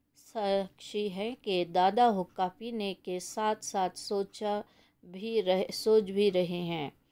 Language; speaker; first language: Hindi; non-native, local second language; Kannada